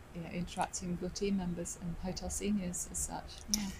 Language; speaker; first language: English; native; English